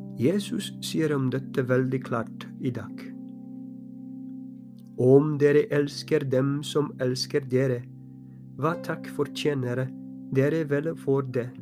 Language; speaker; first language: Norwegian; non-native, fluent; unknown